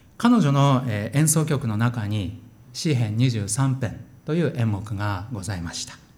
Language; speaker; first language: Japanese; native; Japanese